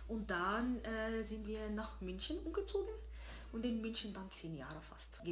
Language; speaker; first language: German; non-native, fluent; Arabic